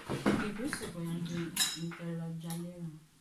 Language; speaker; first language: Italian; non-native, learner; Cebuano